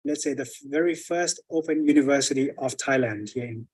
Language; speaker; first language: English; non-native, fluent; Thai